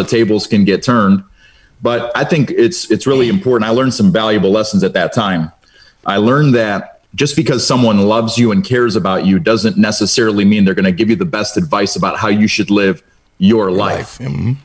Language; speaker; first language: English; early bilingual, other home language; Romanian